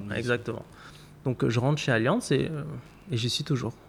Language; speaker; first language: French; native; French